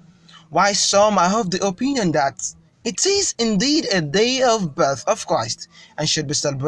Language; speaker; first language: English; non-native, local second language; Yoruba